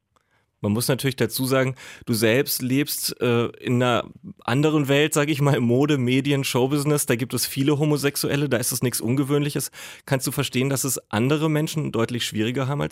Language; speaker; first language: German; native; German